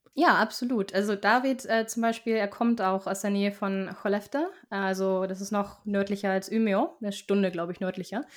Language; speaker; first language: German; native; German